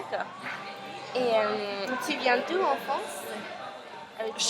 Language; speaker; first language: French; non-native, learner; English